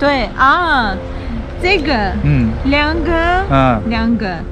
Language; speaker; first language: Chinese; non-native, learner; Armenian